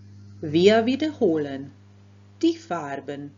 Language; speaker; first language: German; non-native, fluent; Croatian